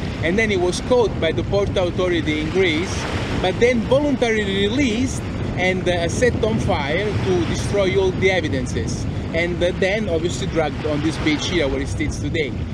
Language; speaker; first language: English; non-native, fluent; Italian